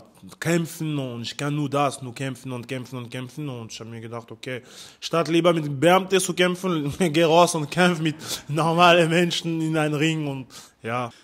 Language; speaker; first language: German; non-native, learner; French